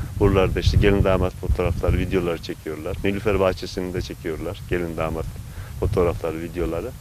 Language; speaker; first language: Turkish; native; Turkish